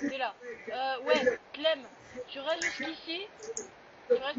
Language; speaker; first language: French; native; French